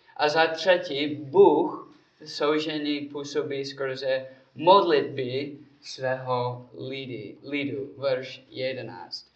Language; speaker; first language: Czech; non-native, learner; English